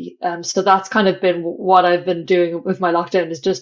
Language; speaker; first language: English; native; English